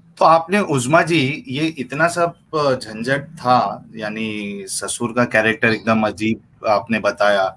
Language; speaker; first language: Hindi; native; Hindi